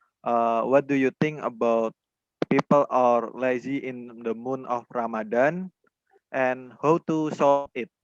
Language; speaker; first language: English; non-native, learner; Indonesian